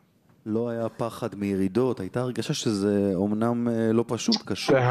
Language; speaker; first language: Hebrew; non-native, fluent; Russian